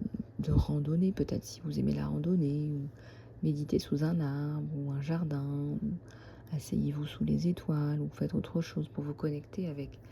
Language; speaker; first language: French; native; French